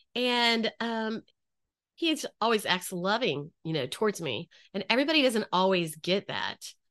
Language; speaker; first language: English; native; English